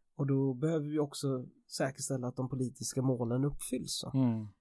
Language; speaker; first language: Swedish; native; Swedish